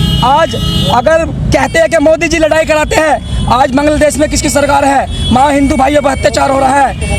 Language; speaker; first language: Hindi; native; Hindi